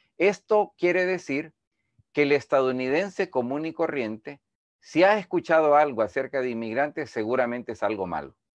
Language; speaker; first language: Spanish; native; Spanish